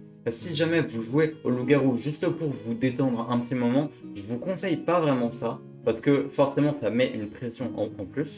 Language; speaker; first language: French; native; French